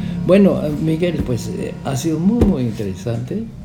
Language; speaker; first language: Spanish; non-native, fluent; English